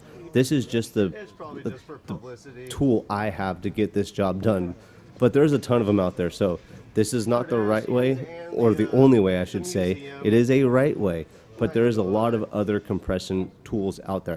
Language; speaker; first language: English; native; English